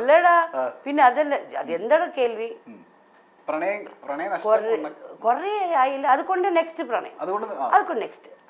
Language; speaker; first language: Malayalam; non-native, local second language; Tamil